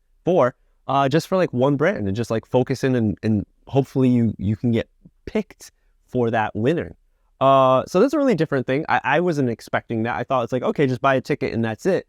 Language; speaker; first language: English; native; English